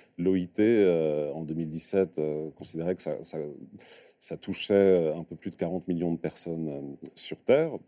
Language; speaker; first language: French; native; French